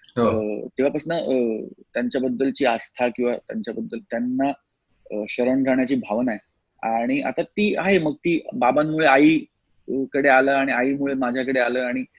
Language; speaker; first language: Marathi; native; Marathi